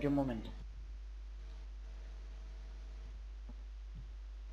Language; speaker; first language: Spanish; native; Spanish